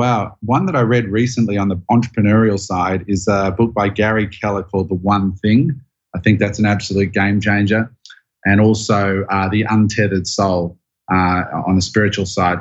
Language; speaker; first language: English; native; English